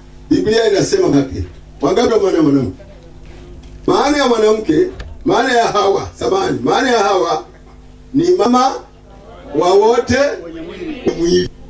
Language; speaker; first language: Swahili; native; Swahili